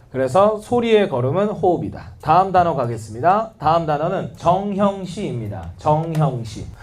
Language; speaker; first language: Korean; native; Korean